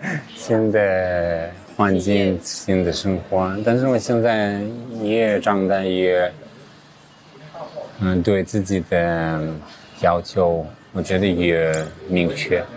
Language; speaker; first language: Chinese; early bilingual, heritage; English